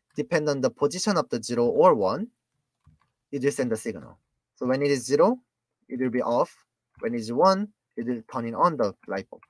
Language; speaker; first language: English; non-native, fluent; Korean